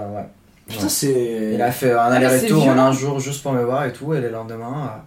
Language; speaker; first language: French; non-native, fluent; Spanish